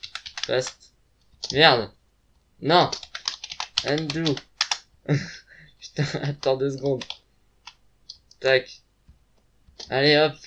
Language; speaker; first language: French; native; French